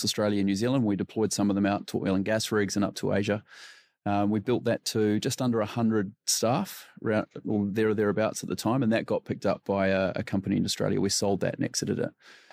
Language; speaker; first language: English; native; English